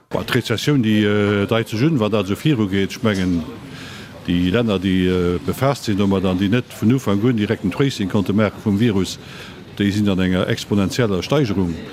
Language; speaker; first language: Luxembourgish; native; Luxembourgish